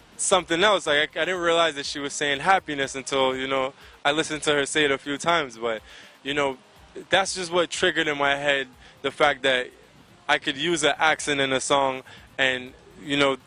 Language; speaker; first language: English; native; English